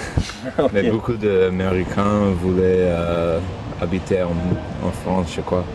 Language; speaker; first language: French; non-native, learner; English